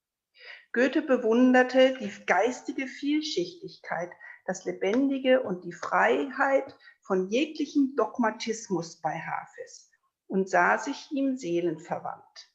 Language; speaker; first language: German; native; German